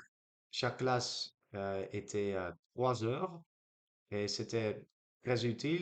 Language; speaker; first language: French; non-native, learner; Dutch